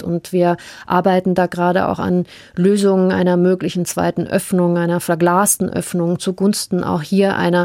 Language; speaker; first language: German; early bilingual, heritage; German